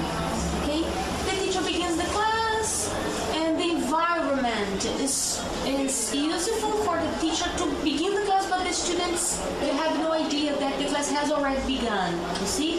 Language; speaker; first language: English; non-native, fluent; Portuguese